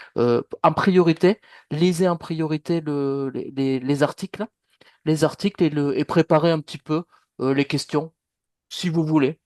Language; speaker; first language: French; native; French